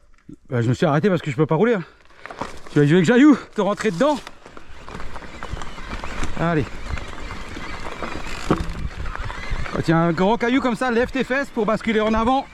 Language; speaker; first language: French; native; French